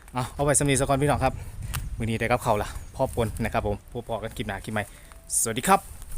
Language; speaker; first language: Thai; native; Thai